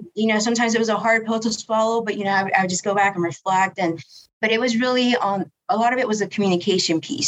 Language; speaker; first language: English; early bilingual, other home language; Spanish